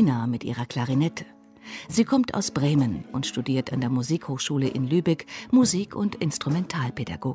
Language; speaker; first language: German; native; German